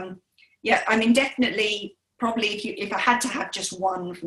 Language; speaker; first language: English; native; English